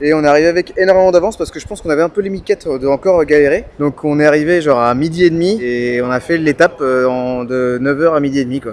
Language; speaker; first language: French; native; French